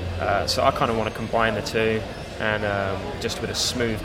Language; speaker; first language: English; native; English